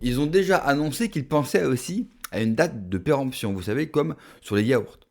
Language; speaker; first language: French; native; French